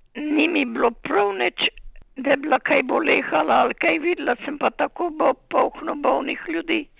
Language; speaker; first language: Slovenian; native; Slovenian